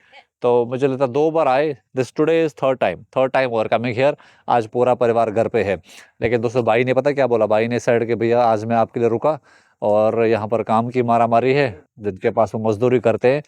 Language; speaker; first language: Hindi; native; Hindi